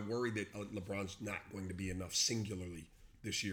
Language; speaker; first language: English; native; English